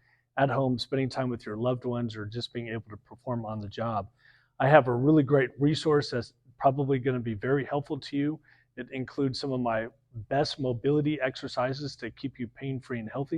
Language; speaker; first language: English; native; English